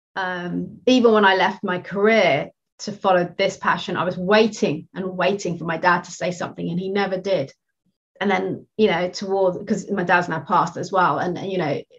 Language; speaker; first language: English; native; English